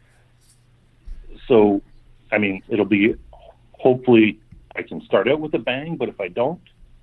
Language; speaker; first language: English; native; English